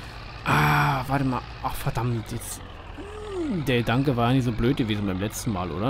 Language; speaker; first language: German; native; German